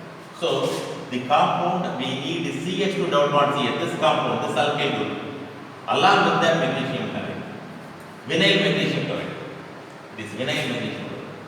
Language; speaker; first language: English; non-native, local second language; Tamil